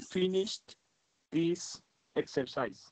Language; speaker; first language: English; non-native, learner; Spanish